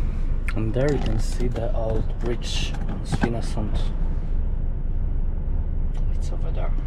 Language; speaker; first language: English; non-native, fluent; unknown